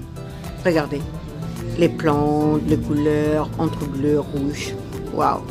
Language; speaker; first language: French; non-native, fluent; Spanish